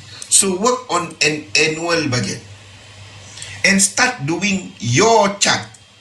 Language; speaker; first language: English; non-native, local second language; Malay